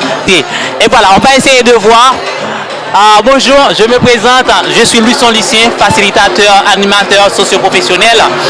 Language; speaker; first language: French; native; French